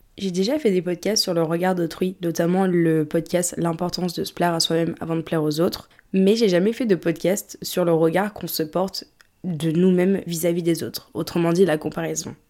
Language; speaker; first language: French; early bilingual, other home language; English